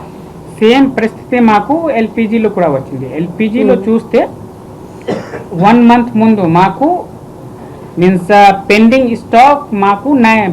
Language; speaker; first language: Telugu; non-native, fluent; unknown